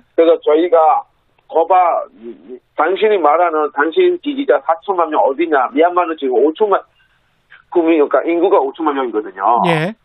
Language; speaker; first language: Korean; non-native, fluent; Burmese